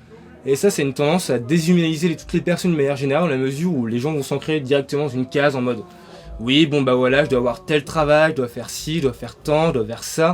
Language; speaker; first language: French; native; French